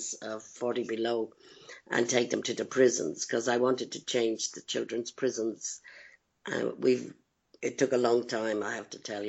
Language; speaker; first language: English; native; English